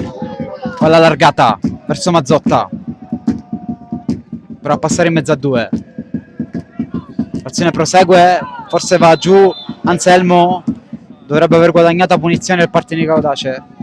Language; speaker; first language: Italian; native; Italian